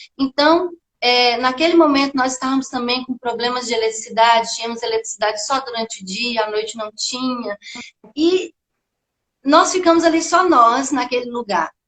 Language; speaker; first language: Portuguese; native; Portuguese